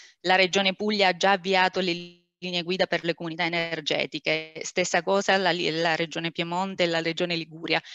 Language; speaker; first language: Italian; native; Italian